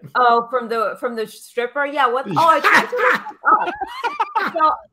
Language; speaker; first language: English; early bilingual, other home language; Portuguese